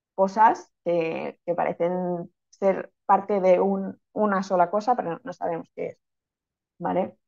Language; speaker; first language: Spanish; native; Spanish